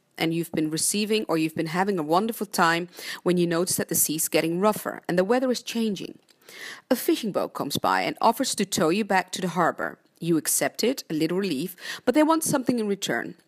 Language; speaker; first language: English; non-native, fluent; Dutch